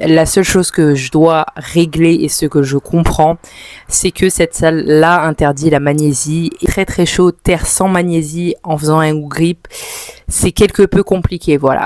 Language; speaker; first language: French; native; French